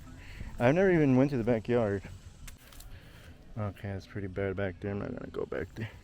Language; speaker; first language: English; native; English